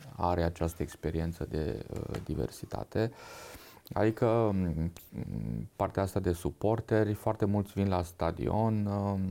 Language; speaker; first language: Romanian; non-native, local second language; Hungarian